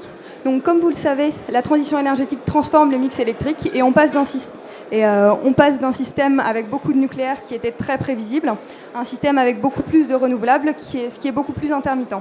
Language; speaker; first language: French; native; French